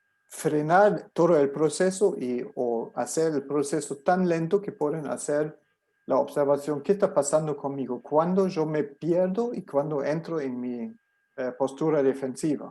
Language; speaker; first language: Spanish; non-native, fluent; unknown